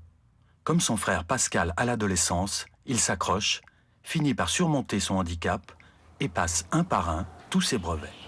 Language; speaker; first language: French; native; French